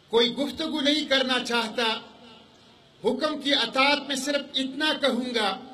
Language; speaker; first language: Urdu; non-native, local second language; Pashto